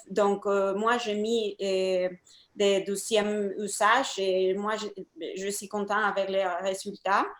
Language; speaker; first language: French; non-native, fluent; Spanish